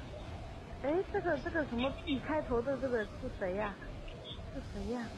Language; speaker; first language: Chinese; native; Chinese